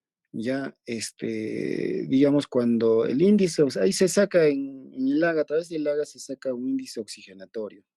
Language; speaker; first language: Spanish; native; Spanish